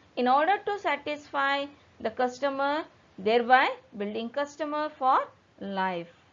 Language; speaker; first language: English; non-native, local second language; Kannada